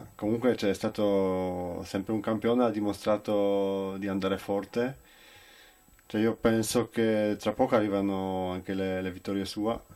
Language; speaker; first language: Italian; non-native, fluent; Polish